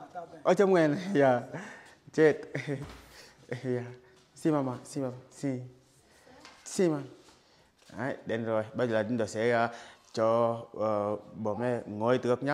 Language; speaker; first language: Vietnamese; non-native, learner; Portuguese